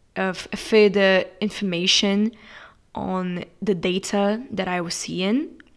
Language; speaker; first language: English; non-native, fluent; Portuguese